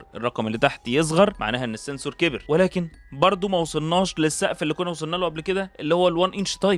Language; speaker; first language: Arabic; native; Arabic